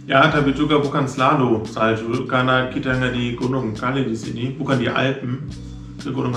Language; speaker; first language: Indonesian; non-native, fluent; German